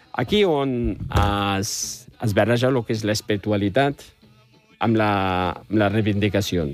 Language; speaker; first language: Catalan; non-native, fluent; Riffian